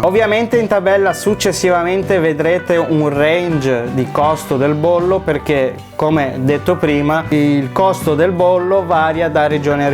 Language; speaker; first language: Italian; native; Italian